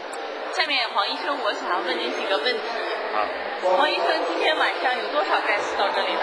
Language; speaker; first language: Chinese; native; Chinese